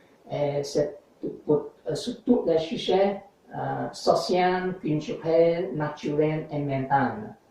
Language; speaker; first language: French; non-native, learner; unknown